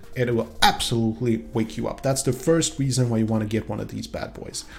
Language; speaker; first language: English; non-native, fluent; Swedish